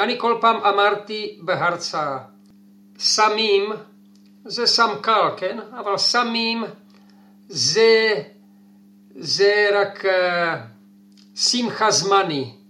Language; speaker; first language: Hebrew; non-native, fluent; Czech